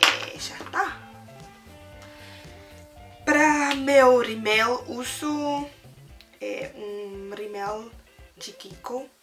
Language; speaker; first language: Portuguese; non-native, learner; French